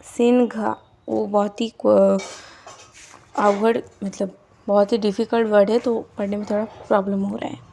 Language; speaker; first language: Hindi; non-native, local second language; Marathi